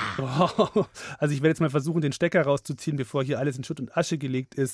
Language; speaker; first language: German; native; German